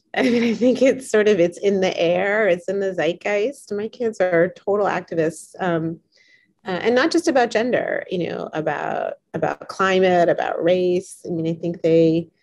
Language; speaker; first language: English; native; English